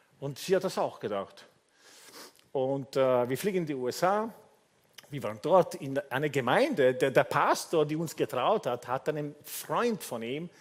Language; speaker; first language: German; non-native, fluent; Italian